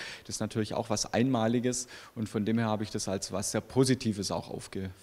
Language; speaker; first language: German; native; German